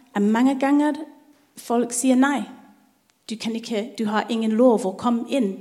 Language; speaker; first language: Norwegian; non-native, learner; English